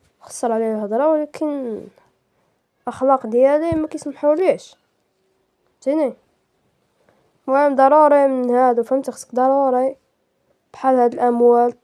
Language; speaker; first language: Arabic; native; Arabic